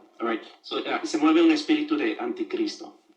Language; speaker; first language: Spanish; early bilingual, other home language; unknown